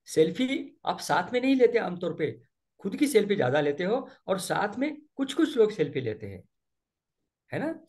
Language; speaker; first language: Hindi; non-native, local second language; Marathi